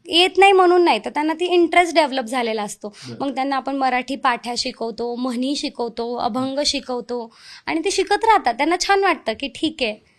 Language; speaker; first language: Marathi; non-native, local second language; Hindi